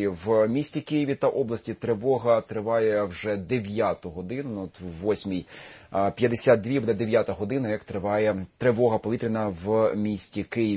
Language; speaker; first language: Ukrainian; native; Ukrainian